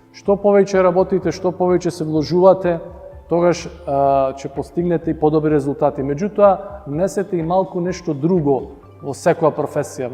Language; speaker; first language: Macedonian; early bilingual, heritage; Macedonian